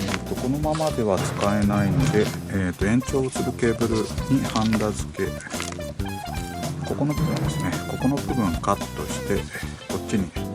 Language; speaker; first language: Japanese; native; Japanese